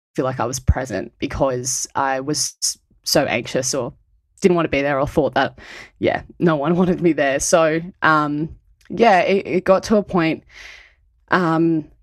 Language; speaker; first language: English; native; English